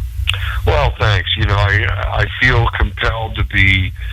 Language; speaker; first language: English; native; English